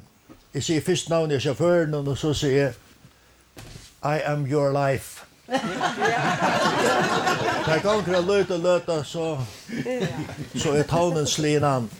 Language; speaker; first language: Swedish; non-native, learner; Faroese